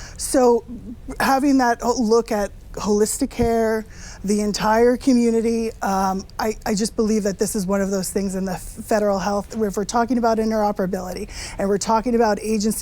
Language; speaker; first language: English; native; English